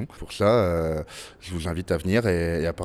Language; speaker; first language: French; native; French